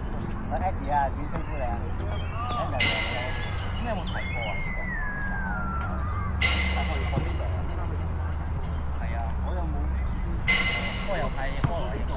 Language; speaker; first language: Cantonese; native; Cantonese